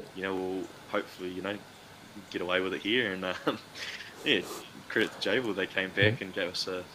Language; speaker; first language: English; native; English